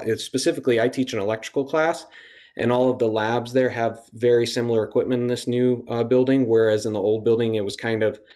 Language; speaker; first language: English; native; English